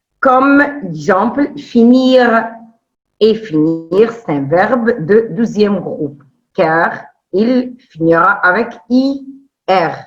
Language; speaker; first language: French; non-native, local second language; Arabic